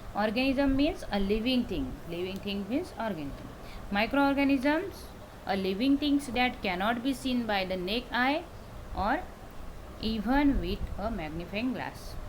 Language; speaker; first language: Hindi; non-native, local second language; Marathi